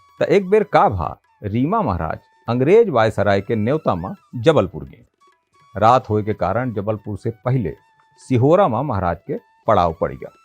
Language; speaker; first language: Hindi; native; Hindi